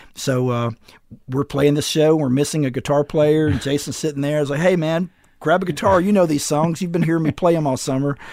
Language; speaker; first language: English; native; English